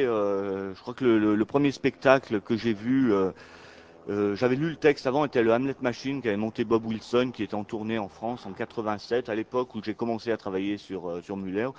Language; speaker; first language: French; native; French